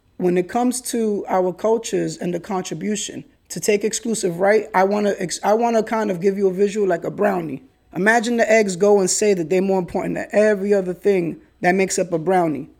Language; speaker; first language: English; early bilingual, other home language; Spanish